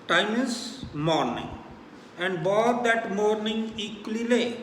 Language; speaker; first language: English; non-native, local second language; Punjabi